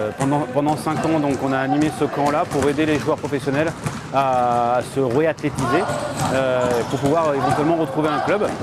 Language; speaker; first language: French; native; French